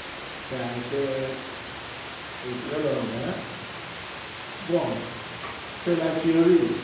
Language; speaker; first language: French; non-native, learner; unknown